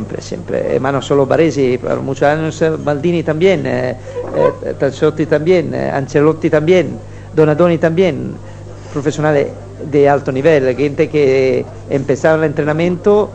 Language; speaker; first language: Spanish; non-native, fluent; Italian